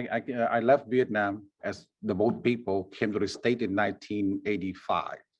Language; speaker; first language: English; non-native, fluent; Vietnamese